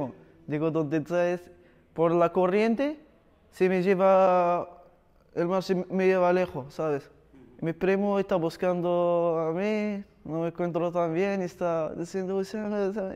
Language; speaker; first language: Spanish; non-native, learner; Arabic